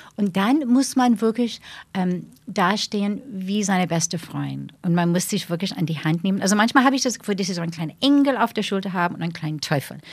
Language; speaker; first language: German; non-native, fluent; English